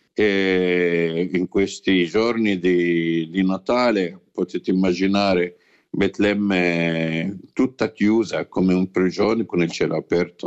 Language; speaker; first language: Italian; non-native, fluent; Arabic